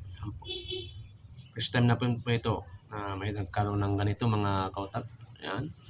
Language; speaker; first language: Filipino; non-native, local second language; Tausug